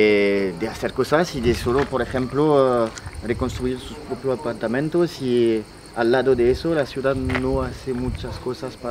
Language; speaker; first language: Spanish; non-native, learner; French